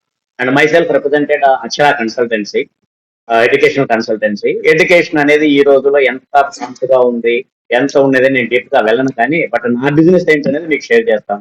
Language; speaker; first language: Telugu; native; Telugu